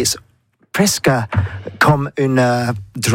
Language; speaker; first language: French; non-native, learner; English